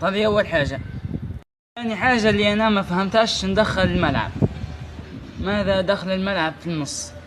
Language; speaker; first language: Arabic; native; Arabic